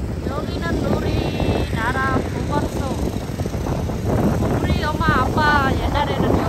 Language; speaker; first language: Korean; non-native, learner; Khmer